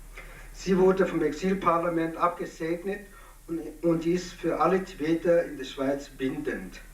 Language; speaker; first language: German; non-native, fluent; Tibetan